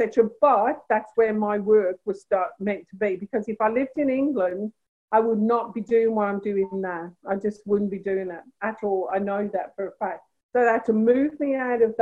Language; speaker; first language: English; native; English